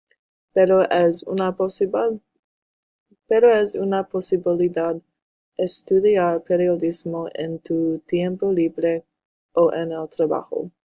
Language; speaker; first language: Spanish; non-native, learner; English